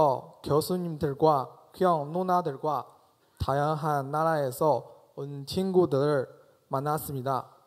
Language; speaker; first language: Korean; non-native, fluent; Chinese